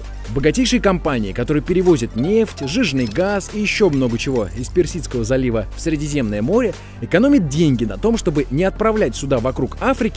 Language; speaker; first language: Russian; native; Russian